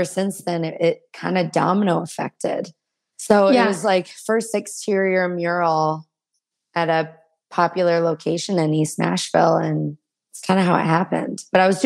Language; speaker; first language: English; native; English